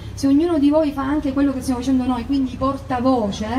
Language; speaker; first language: Italian; native; Italian